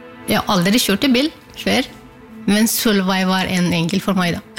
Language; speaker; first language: Norwegian; non-native, learner; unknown